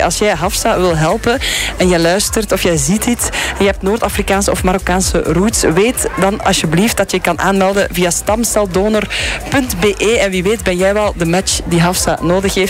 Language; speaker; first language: Dutch; native; Dutch